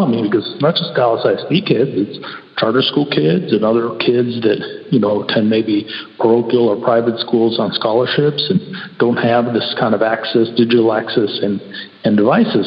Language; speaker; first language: English; early bilingual, other home language; Spanish